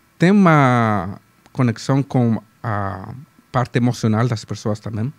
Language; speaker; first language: Portuguese; non-native, fluent; Spanish